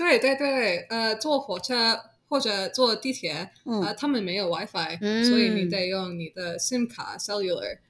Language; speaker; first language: Chinese; non-native, learner; English